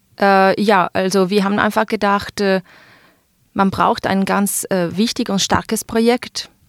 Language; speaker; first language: German; non-native, fluent; Italian